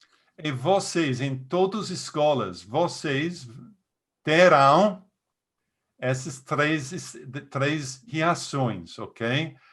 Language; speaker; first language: Portuguese; non-native, fluent; English